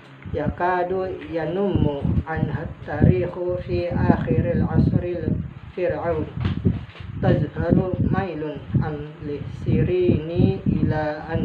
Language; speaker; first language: Arabic; non-native, learner; Indonesian